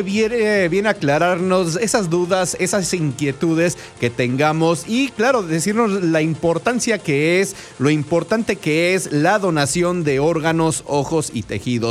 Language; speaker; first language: Spanish; native; Spanish